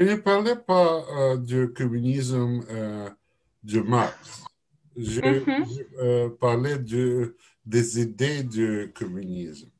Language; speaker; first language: French; non-native, learner; Russian